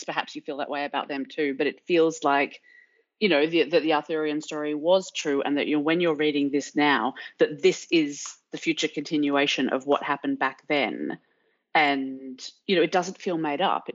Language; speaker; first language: English; native; English